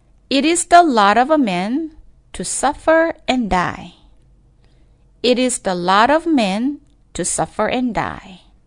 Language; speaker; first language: English; non-native, fluent; Korean